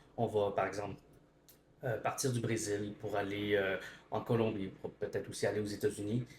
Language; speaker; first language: French; native; French